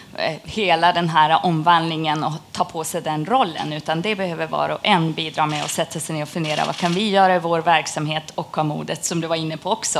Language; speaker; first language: Swedish; native; Swedish